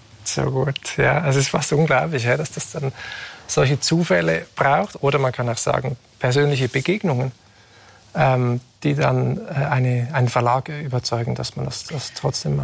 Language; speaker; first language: German; native; German